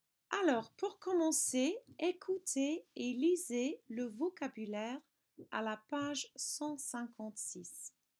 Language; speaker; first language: French; non-native, fluent; English